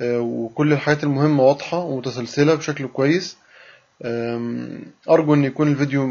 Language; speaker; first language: Arabic; native; Arabic